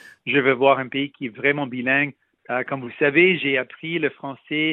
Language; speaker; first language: French; non-native, local second language; Punjabi